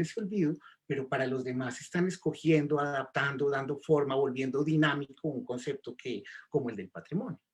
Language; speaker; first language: Spanish; native; Spanish